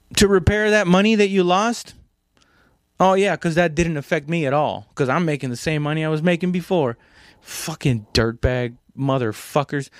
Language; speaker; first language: English; non-native, fluent; Spanish